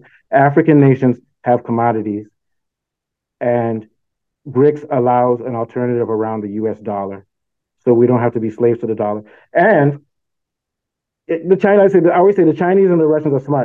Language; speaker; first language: English; non-native, local second language; Yoruba